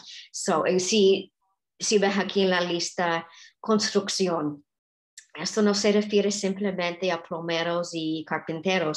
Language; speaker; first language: Spanish; non-native, fluent; English